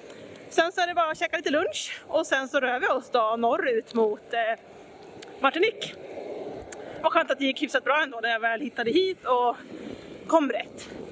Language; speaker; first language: Swedish; native; Swedish